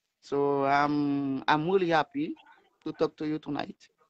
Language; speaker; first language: English; non-native, learner; Haitian Creole